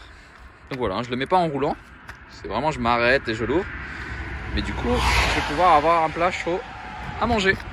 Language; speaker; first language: French; native; French